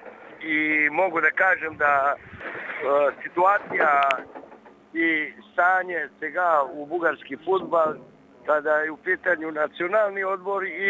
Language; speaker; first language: Bulgarian; non-native, learner; Serbian